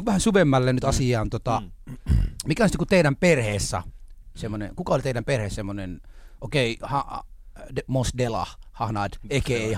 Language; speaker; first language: Finnish; early bilingual, other home language; Somali